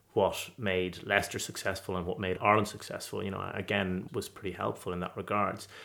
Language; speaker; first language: English; native; English